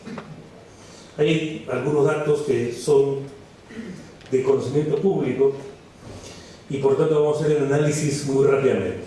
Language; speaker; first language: Spanish; native; Spanish